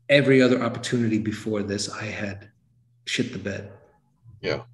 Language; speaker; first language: English; native; English